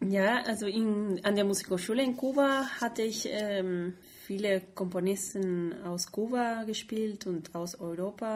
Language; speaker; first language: German; non-native, fluent; Spanish